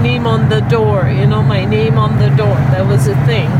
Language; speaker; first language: English; native; English